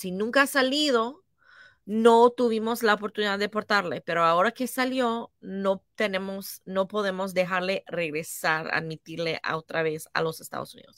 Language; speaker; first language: Spanish; non-native, fluent; English